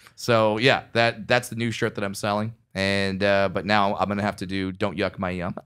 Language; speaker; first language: English; native; English